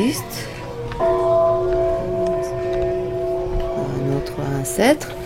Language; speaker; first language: French; non-native, learner; Japanese